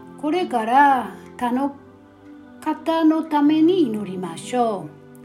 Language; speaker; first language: Japanese; non-native, fluent; German